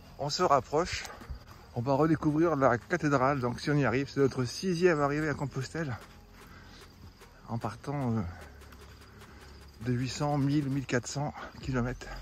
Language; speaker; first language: French; native; French